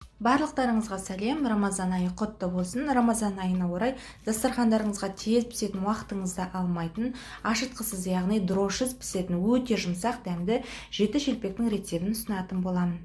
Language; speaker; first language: Kazakh; native; Kazakh